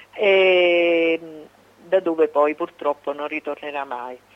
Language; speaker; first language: Italian; native; Italian